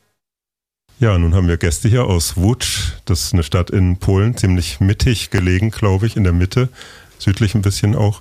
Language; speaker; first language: German; native; German